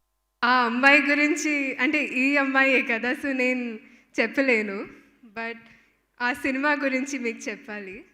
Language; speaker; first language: Telugu; non-native, fluent; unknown